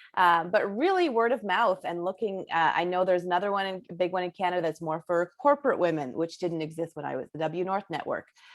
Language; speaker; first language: English; native; English